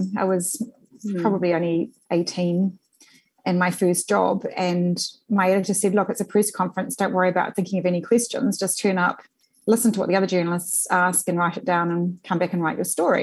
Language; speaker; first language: English; native; English